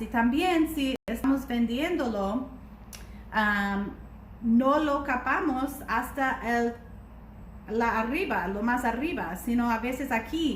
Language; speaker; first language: Spanish; non-native, learner; English